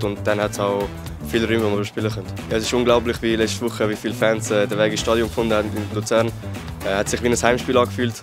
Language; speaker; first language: German; native; German